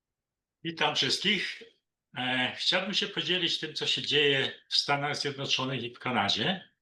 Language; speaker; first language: Polish; non-native, learner; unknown